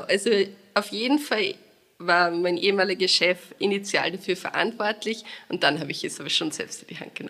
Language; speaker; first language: German; native; German